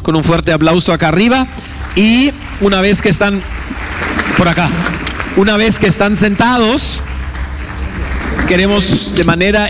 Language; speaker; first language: Spanish; non-native, fluent; German